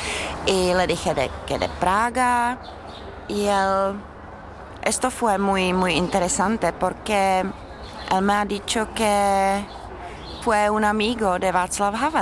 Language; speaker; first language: Spanish; non-native, fluent; Czech